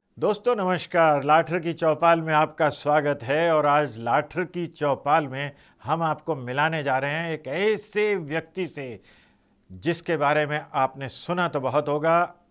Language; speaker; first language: Hindi; native; Hindi